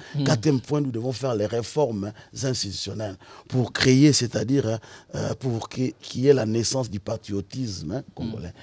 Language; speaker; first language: French; non-native, local second language; Lingala